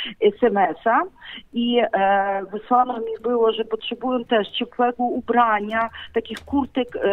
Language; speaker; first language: Polish; non-native, fluent; Ukrainian